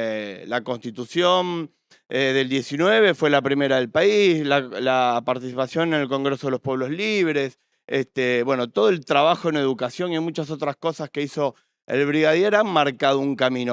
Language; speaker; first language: Spanish; native; Spanish